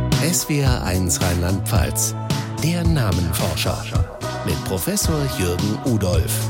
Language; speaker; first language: German; native; German